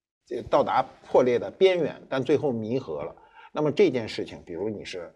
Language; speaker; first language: Chinese; native; Chinese